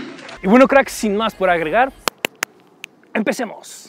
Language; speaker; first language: Spanish; native; Spanish